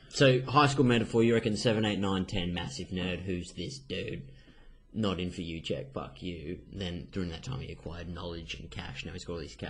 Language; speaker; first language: English; native; English